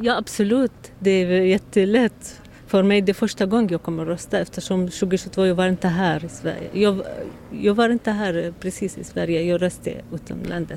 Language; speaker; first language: Swedish; non-native, learner; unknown